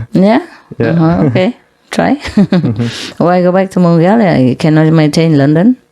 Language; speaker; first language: English; non-native, fluent; Vietnamese